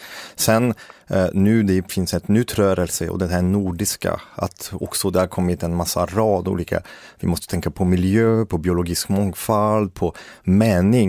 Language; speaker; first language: Swedish; non-native, fluent; French